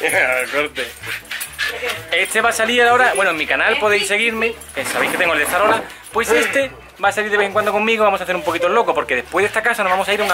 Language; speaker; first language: Spanish; native; Spanish